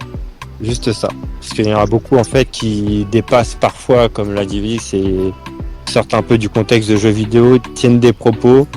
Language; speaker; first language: French; native; French